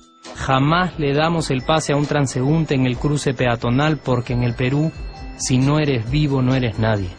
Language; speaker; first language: Spanish; native; Spanish